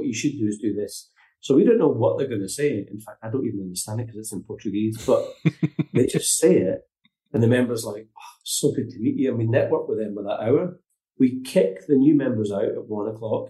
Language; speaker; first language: English; native; English